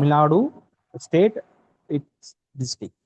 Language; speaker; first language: English; non-native, learner; Tamil